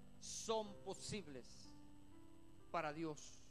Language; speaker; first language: Spanish; native; Spanish